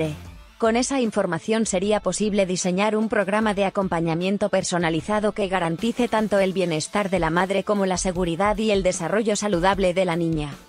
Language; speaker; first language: Spanish; native; Spanish